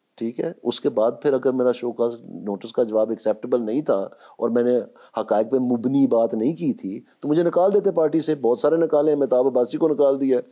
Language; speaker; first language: Urdu; non-native, local second language; Punjabi